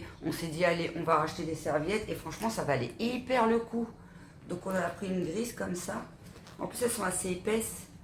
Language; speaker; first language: French; native; French